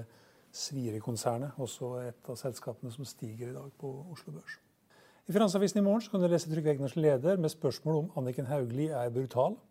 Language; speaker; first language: Norwegian; native; Norwegian